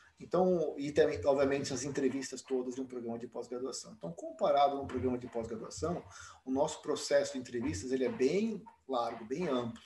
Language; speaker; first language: Portuguese; native; Portuguese